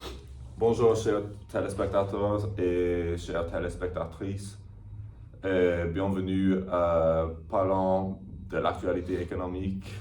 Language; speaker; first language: French; non-native, learner; English